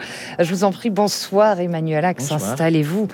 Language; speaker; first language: French; native; French